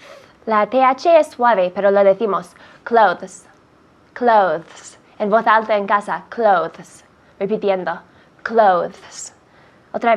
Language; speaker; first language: Spanish; non-native, fluent; English